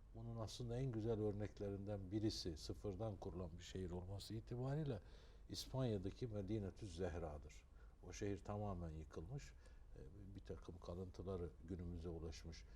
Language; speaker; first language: Turkish; native; Turkish